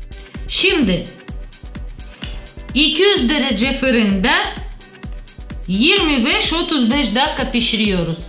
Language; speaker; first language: Turkish; non-native, learner; Russian